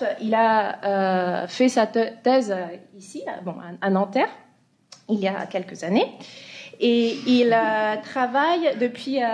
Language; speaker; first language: French; native; French